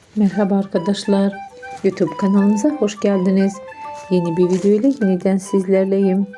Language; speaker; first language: Turkish; native; Turkish